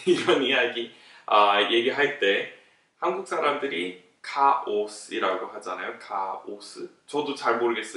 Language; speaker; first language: Korean; non-native, fluent; English